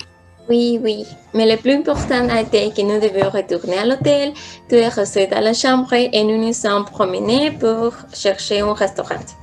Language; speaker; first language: French; non-native, learner; Spanish